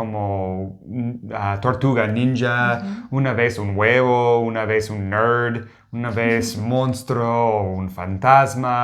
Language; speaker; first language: Spanish; non-native, fluent; English